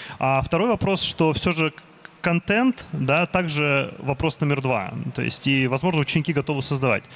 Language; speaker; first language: Russian; native; Russian